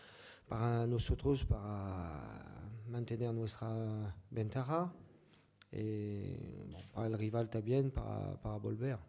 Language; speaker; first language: Spanish; non-native, fluent; French